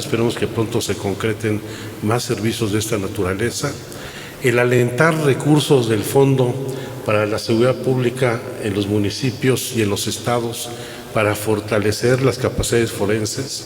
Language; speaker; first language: Spanish; native; Spanish